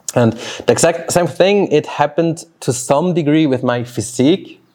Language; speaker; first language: English; non-native, fluent; Swiss German